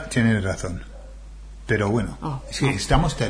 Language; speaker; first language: Spanish; non-native, fluent; English